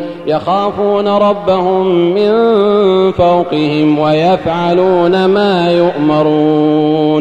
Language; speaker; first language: Arabic; native; Arabic